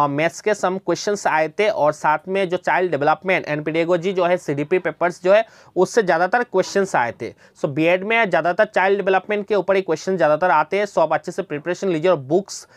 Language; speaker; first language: Hindi; non-native, local second language; Bangla